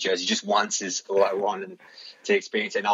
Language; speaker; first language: English; native; English